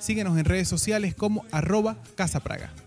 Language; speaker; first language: Spanish; native; Spanish